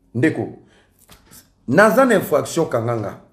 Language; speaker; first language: French; non-native, local second language; Lingala